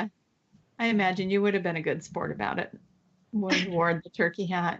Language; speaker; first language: English; native; English